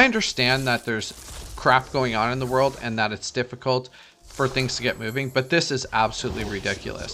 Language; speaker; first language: English; native; English